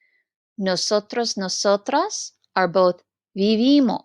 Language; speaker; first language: Spanish; non-native, fluent; English